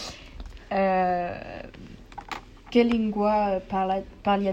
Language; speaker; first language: Italian; non-native, learner; French